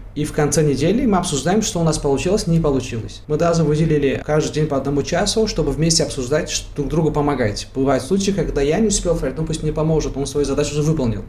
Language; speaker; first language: Russian; non-native, local second language; Tajik